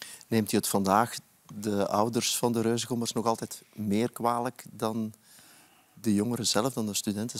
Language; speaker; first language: Dutch; native; Dutch